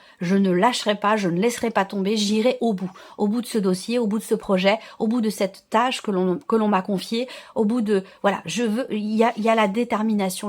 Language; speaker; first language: French; native; French